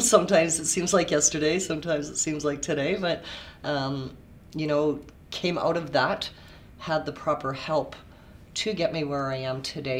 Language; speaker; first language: English; native; English